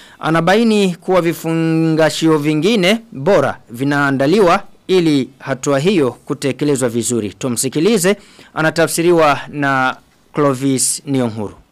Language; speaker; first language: Swahili; non-native, local second language; Rundi